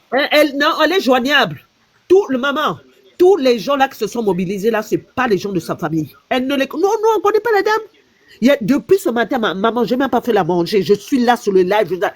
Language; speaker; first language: French; non-native, local second language; Lingala